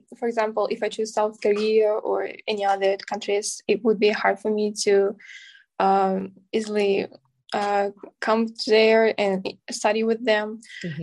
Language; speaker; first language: English; non-native, fluent; Kazakh